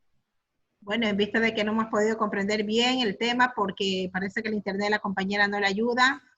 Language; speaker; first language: Spanish; native; Spanish